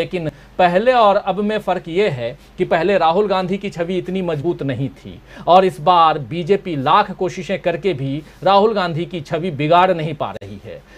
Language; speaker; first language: Hindi; native; Hindi